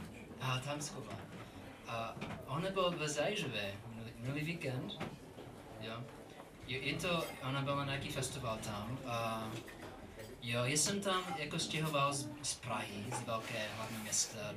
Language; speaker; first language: Czech; non-native, learner; English